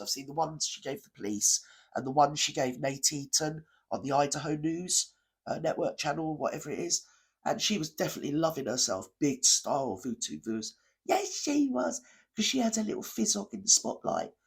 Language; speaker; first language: English; native; English